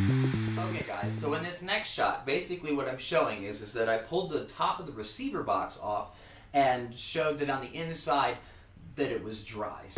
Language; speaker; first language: English; native; English